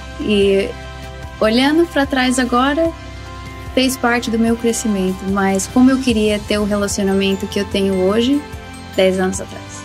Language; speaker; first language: Portuguese; early bilingual, heritage; Portuguese